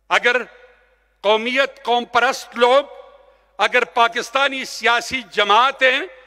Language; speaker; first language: Urdu; non-native, local second language; Pashto